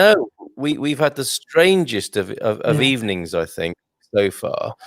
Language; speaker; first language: English; native; English